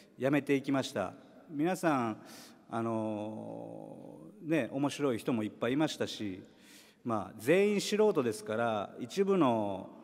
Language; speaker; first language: Japanese; native; Japanese